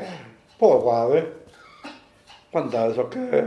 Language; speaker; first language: Italian; non-native, learner; Maltese